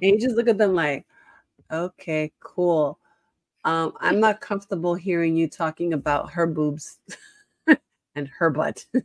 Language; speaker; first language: English; early bilingual, other home language; Spanish